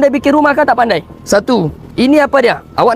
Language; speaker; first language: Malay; non-native, local second language; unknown